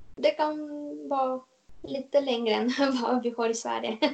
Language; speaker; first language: Swedish; non-native, fluent; Romanian